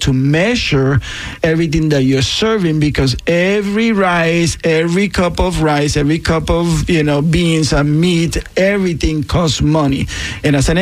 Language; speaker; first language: English; non-native, fluent; Spanish